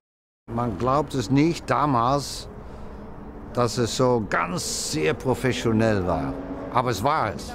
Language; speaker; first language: German; non-native, fluent; Dutch